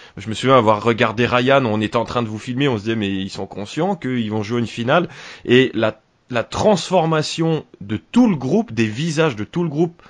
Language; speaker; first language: French; native; French